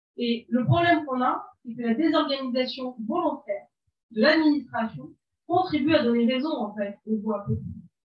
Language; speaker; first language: French; non-native, local second language; Arabic